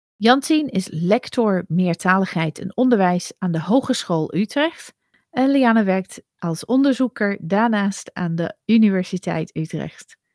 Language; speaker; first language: Dutch; non-native, fluent; English